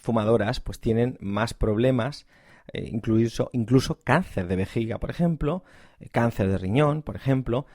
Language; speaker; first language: Spanish; native; Spanish